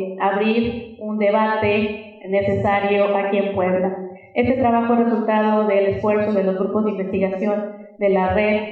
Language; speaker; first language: Spanish; native; Spanish